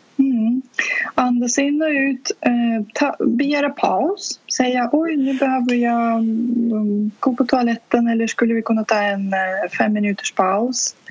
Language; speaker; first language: Swedish; non-native, fluent; Russian